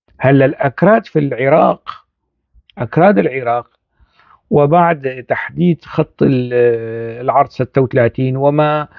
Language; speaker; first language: Arabic; non-native, local second language; Kurdish